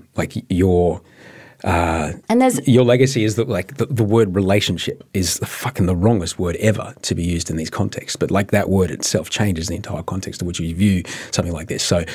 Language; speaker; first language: English; native; English